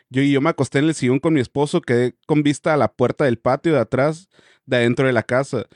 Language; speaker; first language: Spanish; native; Spanish